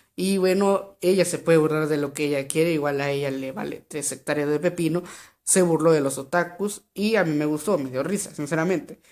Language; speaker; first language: Spanish; native; Spanish